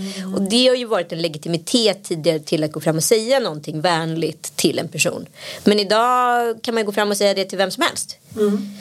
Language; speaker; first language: Swedish; native; Swedish